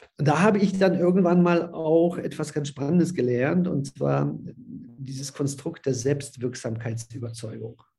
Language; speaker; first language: German; early bilingual, other home language; Russian